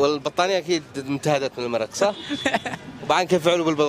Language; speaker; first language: Arabic; native; Arabic